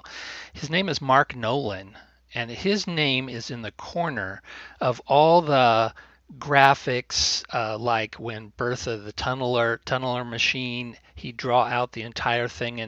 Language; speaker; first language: English; native; English